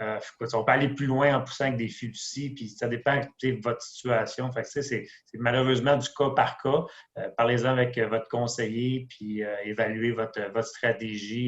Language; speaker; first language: French; native; French